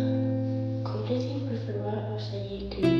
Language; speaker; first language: Albanian; early bilingual, heritage; Albanian